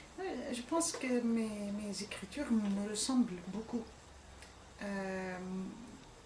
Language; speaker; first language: French; non-native, fluent; Arabic